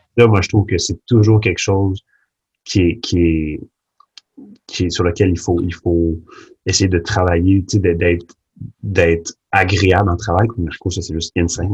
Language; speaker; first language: French; early bilingual, other home language; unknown